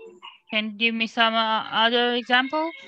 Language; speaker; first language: English; non-native, learner; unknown